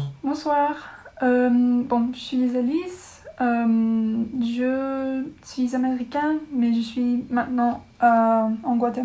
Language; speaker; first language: French; non-native, learner; English